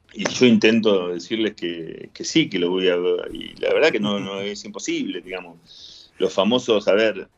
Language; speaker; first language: Spanish; native; Spanish